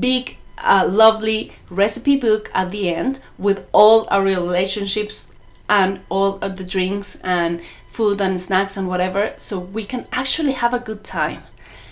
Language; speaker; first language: English; non-native, fluent; Spanish